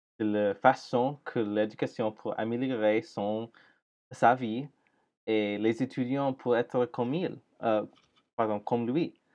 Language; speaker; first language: French; non-native, learner; English